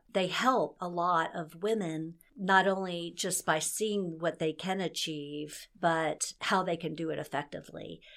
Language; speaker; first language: English; native; English